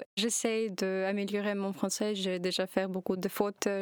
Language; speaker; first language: French; non-native, learner; Ukrainian